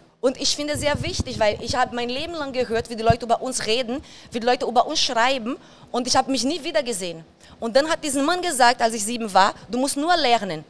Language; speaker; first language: German; non-native, fluent; Portuguese